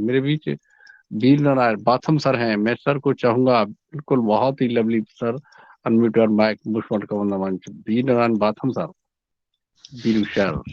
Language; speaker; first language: Hindi; native; Hindi